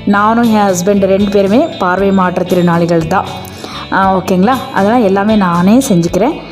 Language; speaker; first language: Tamil; non-native, local second language; Kannada